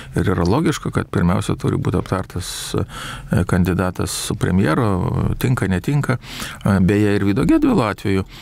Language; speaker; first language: Lithuanian; native; Lithuanian